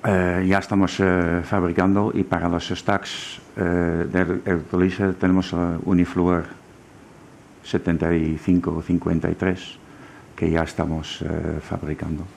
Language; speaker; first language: Spanish; non-native, fluent; German